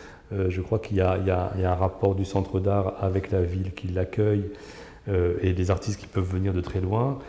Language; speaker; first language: French; native; French